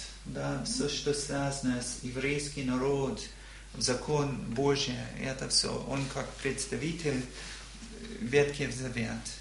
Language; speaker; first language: Russian; non-native, learner; English